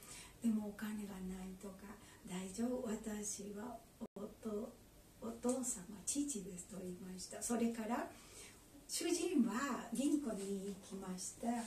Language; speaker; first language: Japanese; non-native, learner; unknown